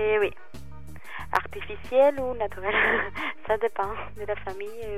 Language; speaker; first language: French; non-native, learner; Spanish